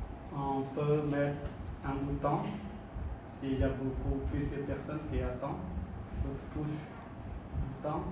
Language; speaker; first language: French; non-native, learner; Khmer